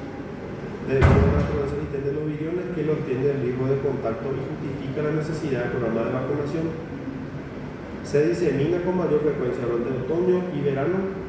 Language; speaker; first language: Spanish; native; Spanish